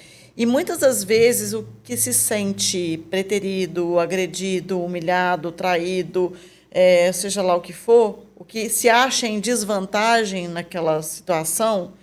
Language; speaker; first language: Portuguese; native; Portuguese